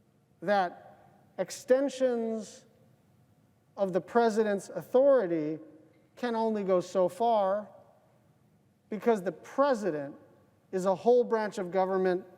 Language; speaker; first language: English; native; English